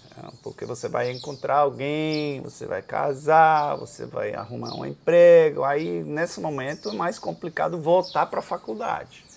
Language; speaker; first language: Portuguese; non-native, fluent; Dutch